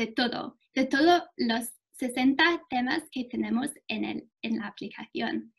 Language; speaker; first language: Spanish; non-native, fluent; English